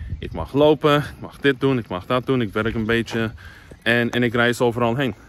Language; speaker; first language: Dutch; non-native, fluent; English